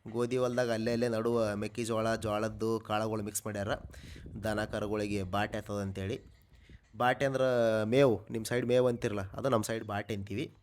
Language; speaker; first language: Kannada; native; Kannada